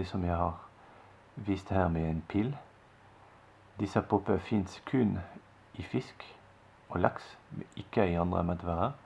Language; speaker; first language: Norwegian; non-native, fluent; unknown